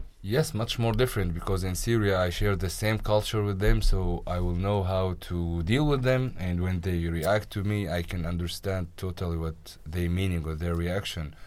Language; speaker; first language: English; non-native, fluent; Arabic